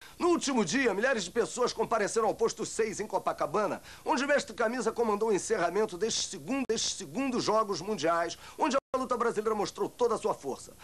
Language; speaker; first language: Portuguese; native; Portuguese